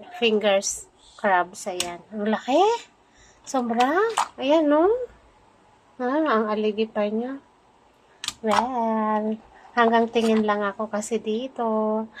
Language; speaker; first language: Filipino; non-native, local second language; Masbatenyo